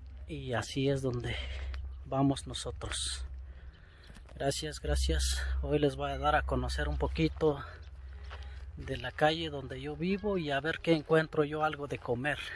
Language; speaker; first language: Spanish; native; Spanish